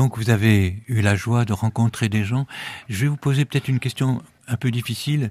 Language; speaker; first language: French; native; French